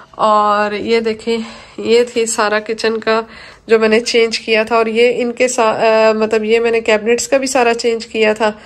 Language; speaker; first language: Urdu; non-native, local second language; Punjabi